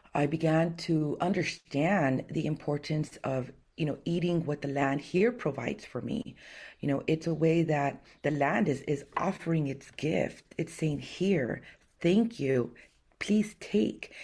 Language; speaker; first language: English; early bilingual, other home language; Spanish